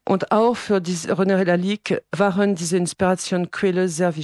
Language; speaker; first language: German; non-native, fluent; French